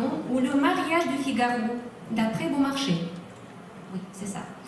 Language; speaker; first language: French; non-native, fluent; Russian